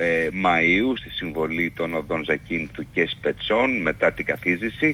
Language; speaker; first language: Greek; native; Greek